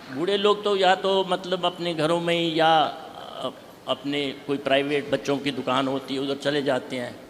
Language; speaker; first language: Hindi; native; Hindi